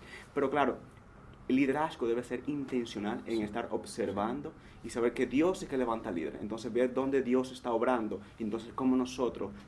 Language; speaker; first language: Spanish; native; Spanish